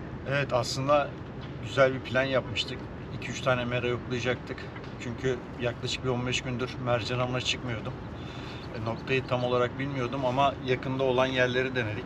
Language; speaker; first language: Turkish; native; Turkish